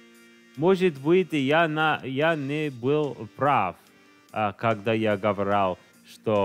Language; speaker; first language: Russian; non-native, learner; English